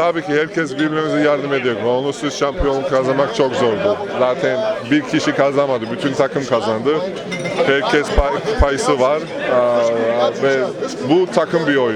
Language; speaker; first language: Turkish; non-native, fluent; Georgian